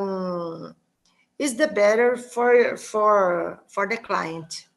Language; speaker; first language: English; non-native, learner; Portuguese